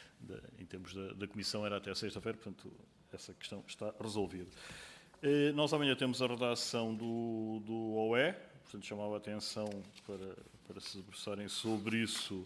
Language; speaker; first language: Portuguese; native; Portuguese